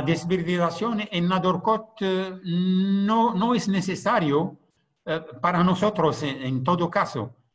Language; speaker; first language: Spanish; non-native, fluent; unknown